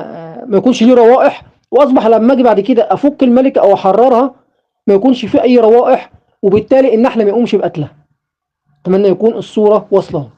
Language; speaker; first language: Arabic; native; Arabic